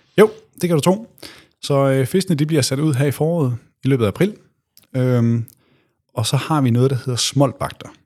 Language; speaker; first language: Danish; native; Danish